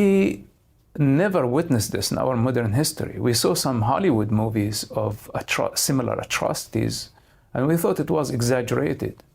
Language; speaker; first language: English; non-native, fluent; Arabic